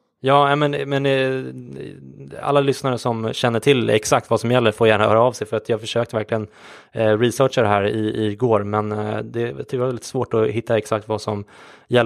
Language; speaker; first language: Swedish; native; Swedish